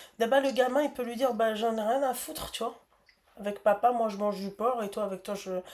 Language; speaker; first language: French; native; French